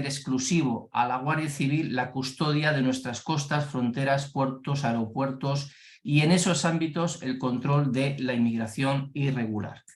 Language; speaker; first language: Spanish; native; Spanish